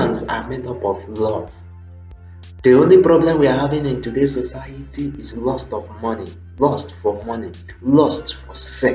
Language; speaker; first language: English; non-native, local second language; Igbo